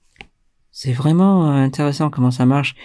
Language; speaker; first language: French; non-native, fluent; English